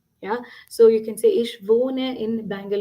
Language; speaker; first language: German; non-native, fluent; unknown